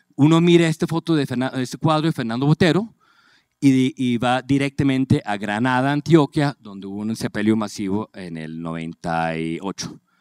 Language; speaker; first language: Spanish; native; Spanish